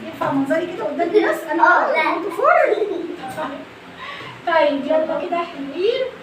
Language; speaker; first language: Arabic; native; Arabic